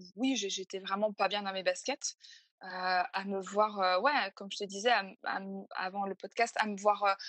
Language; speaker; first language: French; native; French